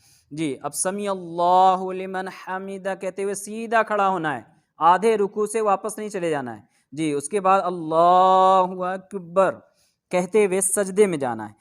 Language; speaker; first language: Urdu; native; Urdu